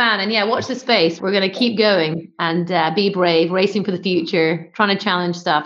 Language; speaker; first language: English; native; English